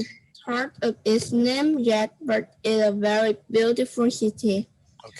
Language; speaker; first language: English; non-native, learner; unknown